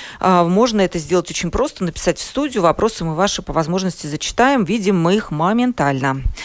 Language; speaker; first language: Russian; native; Russian